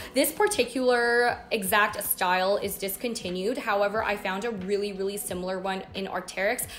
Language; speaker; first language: English; native; English